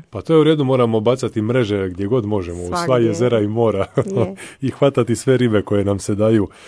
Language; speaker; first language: Croatian; native; Croatian